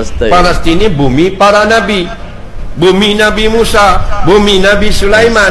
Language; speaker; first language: Malay; native; Malay